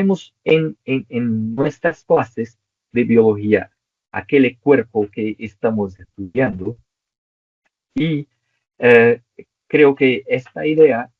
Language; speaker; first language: Spanish; non-native, local second language; Portuguese